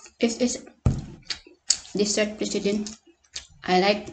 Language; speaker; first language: English; non-native, local second language; Cebuano